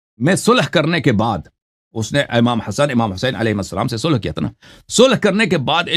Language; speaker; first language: Urdu; non-native, local second language; Balti